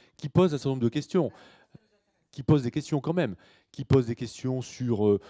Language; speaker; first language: French; native; French